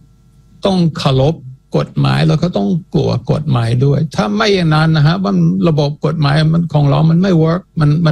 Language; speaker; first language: Thai; non-native, fluent; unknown